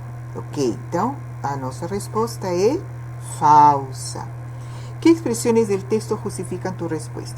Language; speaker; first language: Portuguese; non-native, fluent; Spanish